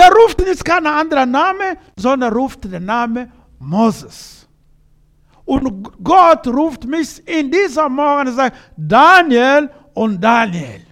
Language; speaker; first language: German; non-native, learner; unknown